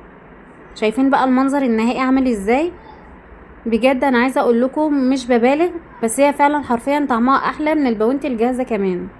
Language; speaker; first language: Arabic; native; Arabic